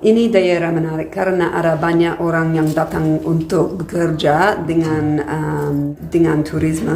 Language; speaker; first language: Indonesian; non-native, fluent; English